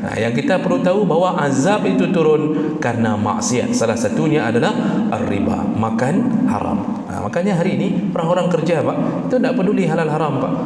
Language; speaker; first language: Malay; non-native, local second language; Achinese